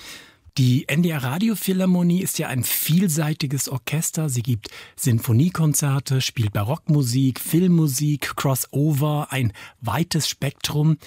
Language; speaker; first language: German; native; German